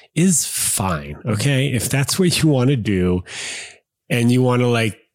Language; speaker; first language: English; native; English